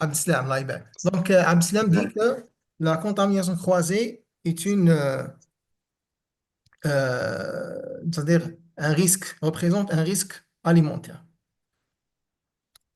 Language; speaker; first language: French; non-native, local second language; Arabic